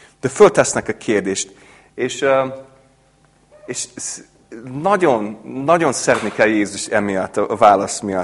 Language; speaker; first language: Hungarian; non-native, fluent; English